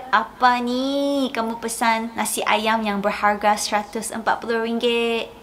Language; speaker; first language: Malay; native; Malay